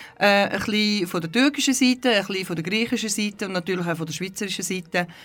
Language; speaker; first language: German; early bilingual, other home language; Turkish